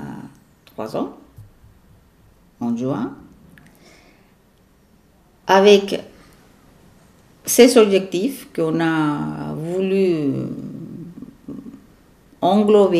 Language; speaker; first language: French; non-native, fluent; Spanish